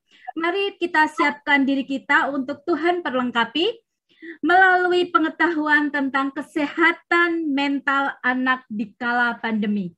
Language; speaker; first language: Indonesian; native; Indonesian